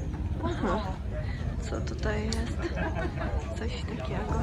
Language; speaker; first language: Polish; non-native, learner; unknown